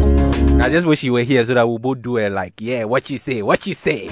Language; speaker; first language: English; non-native, local second language; Akan